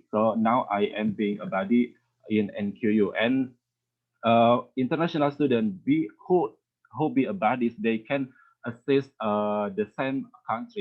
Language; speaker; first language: English; non-native, learner; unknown